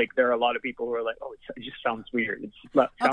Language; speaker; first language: English; non-native, fluent; Portuguese